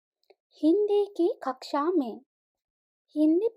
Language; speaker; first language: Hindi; non-native, fluent; Sinhala